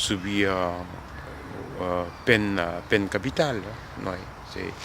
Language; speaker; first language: French; non-native, learner; Korean